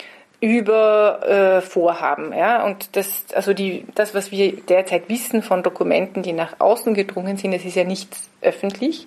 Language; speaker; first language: German; native; German